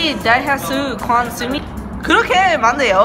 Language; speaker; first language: Korean; non-native, learner; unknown